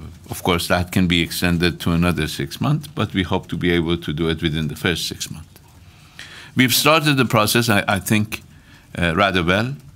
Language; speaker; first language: English; non-native, fluent; Persian